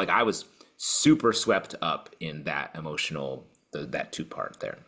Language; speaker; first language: English; native; English